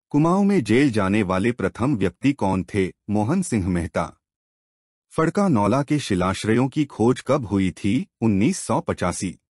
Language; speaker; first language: Hindi; native; Hindi